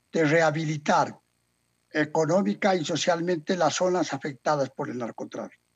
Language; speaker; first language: Spanish; native; Spanish